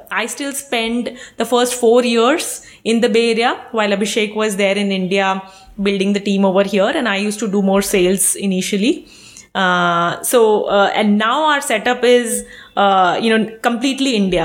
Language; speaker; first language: English; non-native, local second language; Hindi